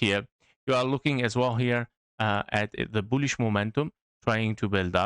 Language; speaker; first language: English; non-native, fluent; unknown